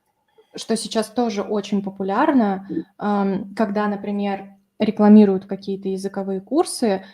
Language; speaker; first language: Russian; native; Russian